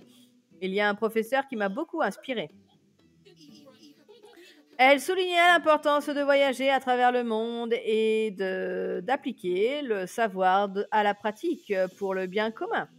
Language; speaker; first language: French; native; French